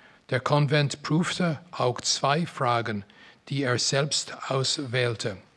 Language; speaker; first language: German; non-native, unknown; English